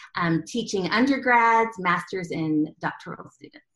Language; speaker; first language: English; early bilingual, other home language; Spanish